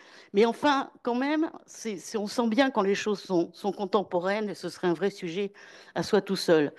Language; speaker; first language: French; native; French